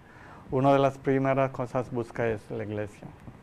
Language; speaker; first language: Spanish; non-native, learner; Malayalam